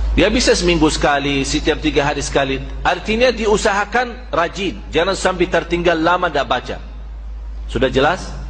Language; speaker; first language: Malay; non-native, fluent; Arabic